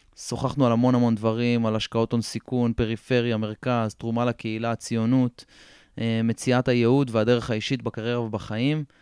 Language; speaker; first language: Hebrew; native; Hebrew